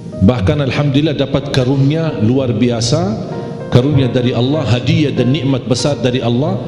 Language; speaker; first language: Indonesian; non-native, fluent; Arabic